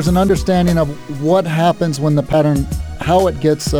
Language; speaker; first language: English; native; English